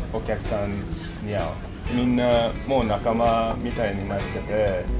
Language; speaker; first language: Japanese; early bilingual, other home language; English